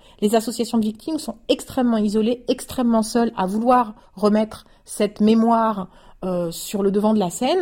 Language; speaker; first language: French; native; French